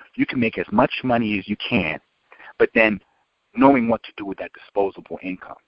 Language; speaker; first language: English; native; English